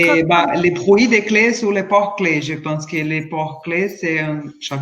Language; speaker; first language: French; non-native, learner; Portuguese